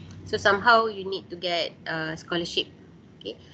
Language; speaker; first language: English; non-native, local second language; Malay